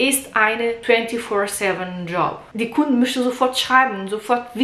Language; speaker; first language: German; non-native, learner; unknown